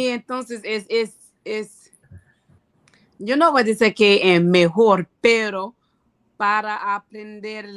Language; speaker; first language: Spanish; non-native, learner; English